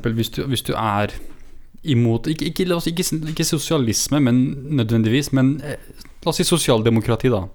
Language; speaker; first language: Norwegian; native; Norwegian